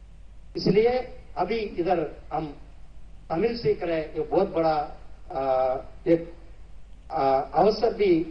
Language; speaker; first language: Hindi; non-native, local second language; Tamil